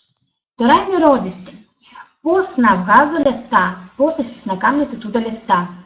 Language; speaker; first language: Greek; non-native, learner; Russian